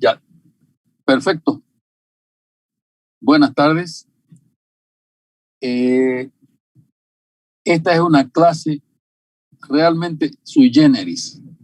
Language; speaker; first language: Spanish; native; Spanish